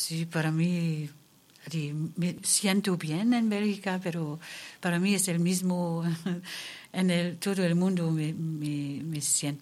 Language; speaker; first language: Spanish; non-native, learner; German